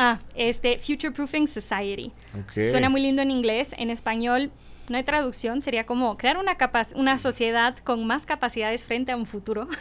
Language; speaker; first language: Spanish; early bilingual, heritage; Spanish